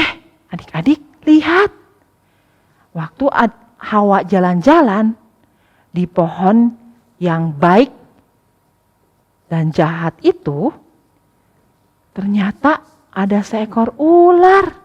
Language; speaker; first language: Indonesian; native; Indonesian